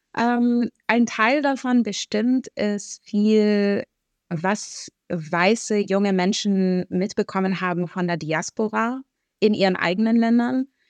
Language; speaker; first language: German; early bilingual, other home language; Arabic